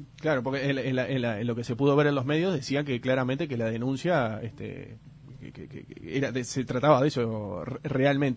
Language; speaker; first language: Spanish; native; Spanish